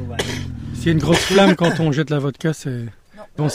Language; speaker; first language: French; native; French